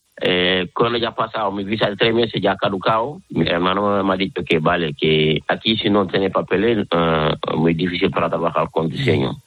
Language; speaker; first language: Spanish; non-native, learner; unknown